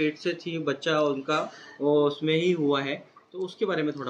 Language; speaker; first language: Hindi; native; Hindi